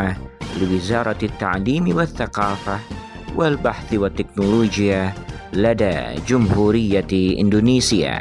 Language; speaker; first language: Arabic; non-native, fluent; Indonesian